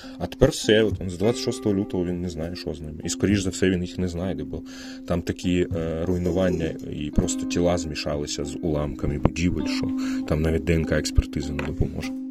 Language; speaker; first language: Ukrainian; non-native, local second language; Russian